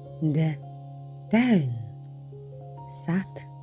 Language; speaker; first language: Dutch; non-native, fluent; Ukrainian